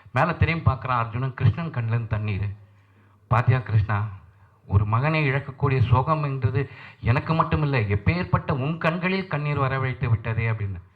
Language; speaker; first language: Tamil; non-native, local second language; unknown